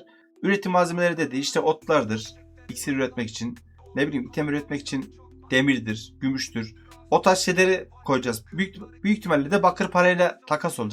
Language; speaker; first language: Turkish; native; Turkish